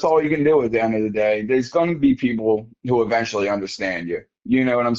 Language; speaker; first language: English; native; English